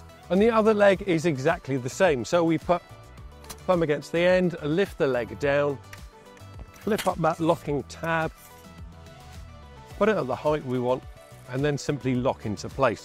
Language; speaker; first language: English; native; English